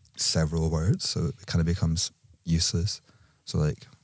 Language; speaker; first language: English; native; English